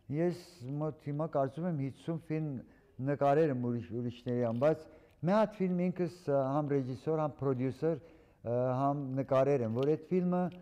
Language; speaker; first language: Armenian; early bilingual, heritage; Armenian